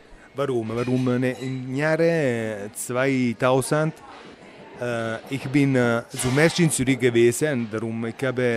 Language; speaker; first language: German; non-native, learner; Italian